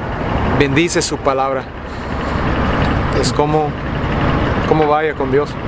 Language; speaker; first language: Spanish; non-native, fluent; English